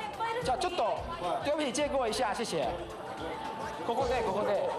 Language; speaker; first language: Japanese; non-native, fluent; Chinese